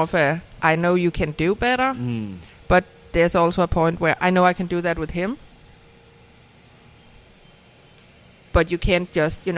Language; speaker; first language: English; non-native, fluent; Danish